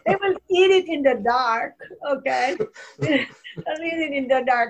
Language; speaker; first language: English; non-native, local second language; Bikol